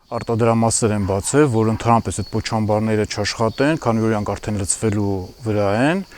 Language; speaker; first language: Armenian; native; Armenian